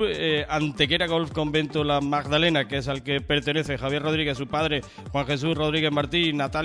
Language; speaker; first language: Spanish; native; Spanish